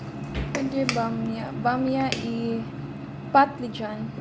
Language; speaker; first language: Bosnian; non-native, learner; Filipino